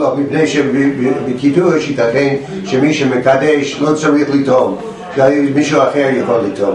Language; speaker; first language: Hebrew; non-native, fluent; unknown